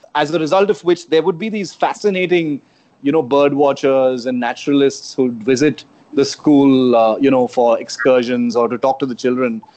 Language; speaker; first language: English; non-native, local second language; Konkani